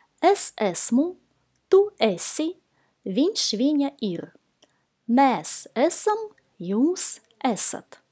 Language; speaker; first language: Latvian; non-native, local second language; Russian